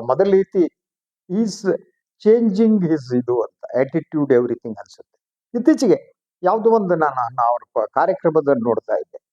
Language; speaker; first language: Kannada; native; Kannada